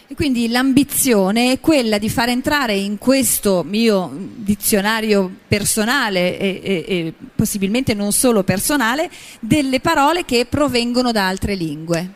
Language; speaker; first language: Italian; native; Italian